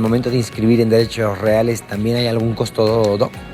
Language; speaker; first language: Spanish; native; Spanish